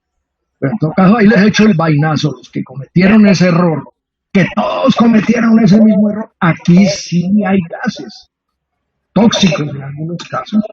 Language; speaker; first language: Spanish; native; Spanish